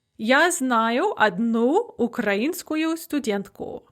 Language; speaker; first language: Russian; non-native, fluent; English